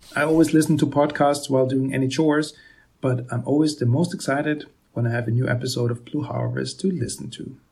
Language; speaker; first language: English; non-native, fluent; German